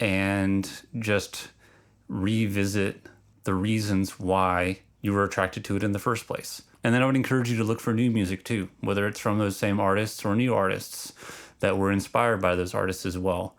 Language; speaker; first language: English; native; English